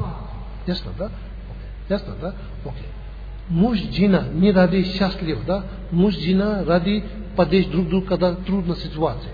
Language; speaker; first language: Russian; non-native, learner; Tibetan